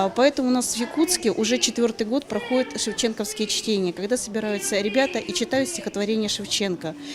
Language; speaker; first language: Russian; native; Russian